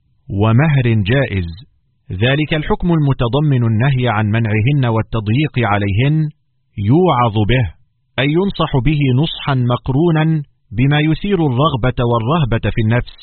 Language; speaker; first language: Arabic; native; Arabic